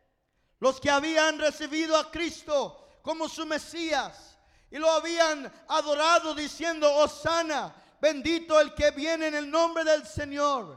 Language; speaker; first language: Spanish; non-native, fluent; English